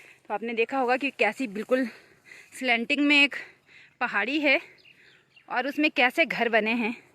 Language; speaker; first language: Hindi; non-native, local second language; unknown